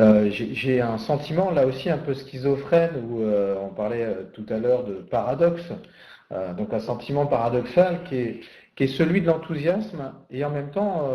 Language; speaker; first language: French; native; French